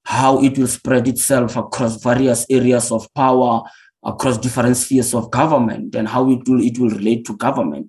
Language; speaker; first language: English; non-native, local second language; Northern Sotho